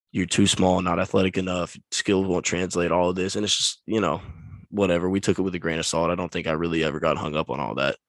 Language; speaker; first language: English; native; English